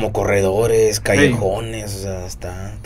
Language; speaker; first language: Spanish; native; Spanish